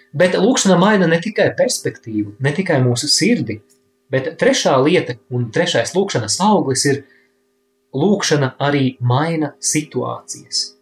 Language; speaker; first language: Latvian; native; Latvian